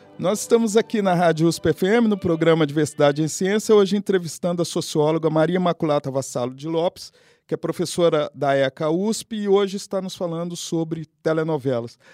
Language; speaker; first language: Portuguese; native; Portuguese